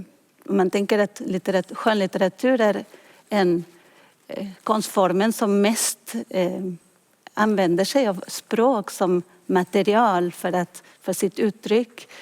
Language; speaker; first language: Swedish; non-native, fluent; Spanish